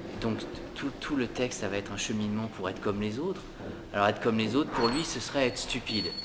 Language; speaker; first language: French; native; French